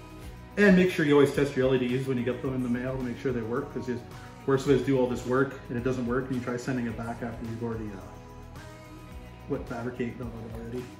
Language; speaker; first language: English; native; English